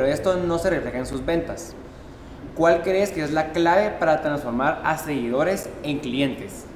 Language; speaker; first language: Spanish; native; Spanish